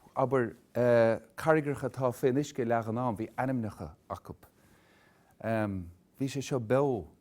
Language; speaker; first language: Irish; native; Irish